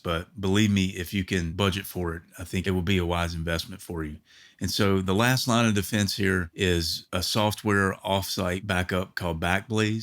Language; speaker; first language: English; native; English